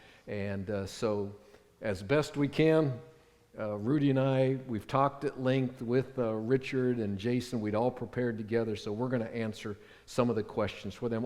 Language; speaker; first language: English; native; English